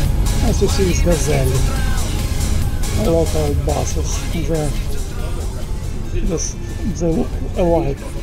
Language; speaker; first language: English; non-native, learner; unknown